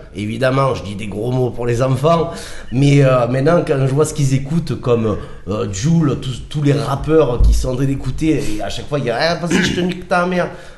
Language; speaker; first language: French; native; French